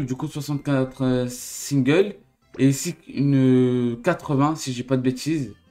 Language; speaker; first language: French; native; French